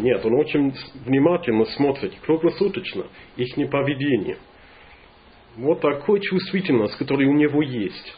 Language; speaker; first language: Russian; non-native, fluent; English